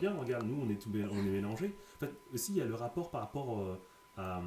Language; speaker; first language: French; native; French